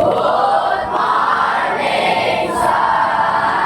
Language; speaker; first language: English; non-native, learner; Indonesian